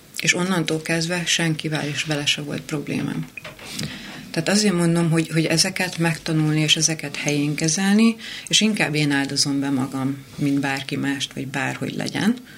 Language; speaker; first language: Hungarian; native; Hungarian